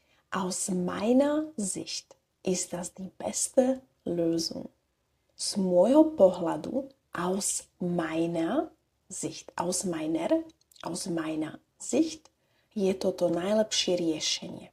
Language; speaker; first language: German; non-native, fluent; Slovak